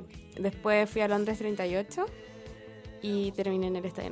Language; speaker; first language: Spanish; native; Spanish